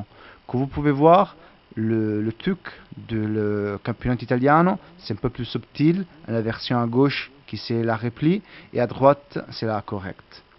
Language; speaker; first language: French; non-native, learner; Italian